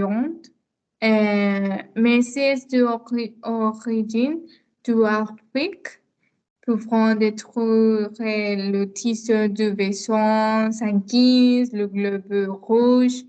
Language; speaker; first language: French; non-native, learner; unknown